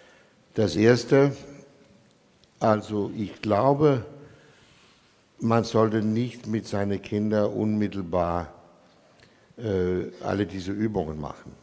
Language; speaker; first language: German; non-native, fluent; Danish